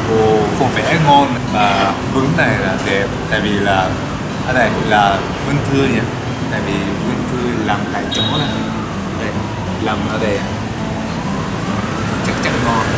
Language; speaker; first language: Vietnamese; non-native, learner; Japanese